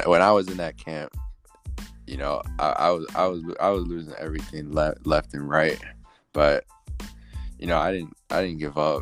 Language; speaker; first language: English; native; English